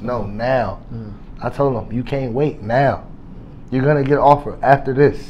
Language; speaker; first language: English; native; English